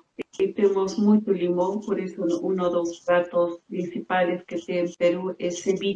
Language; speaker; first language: Portuguese; non-native, fluent; Spanish